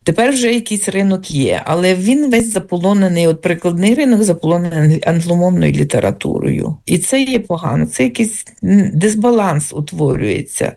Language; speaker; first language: Ukrainian; native; Ukrainian